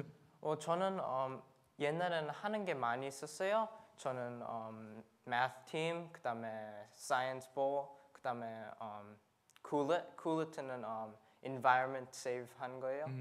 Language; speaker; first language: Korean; early bilingual, heritage; English